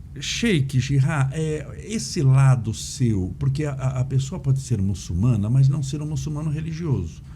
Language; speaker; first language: Portuguese; native; Portuguese